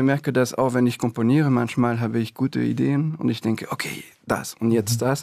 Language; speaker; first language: German; non-native, fluent; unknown